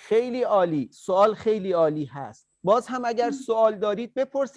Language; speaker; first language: Persian; native; Persian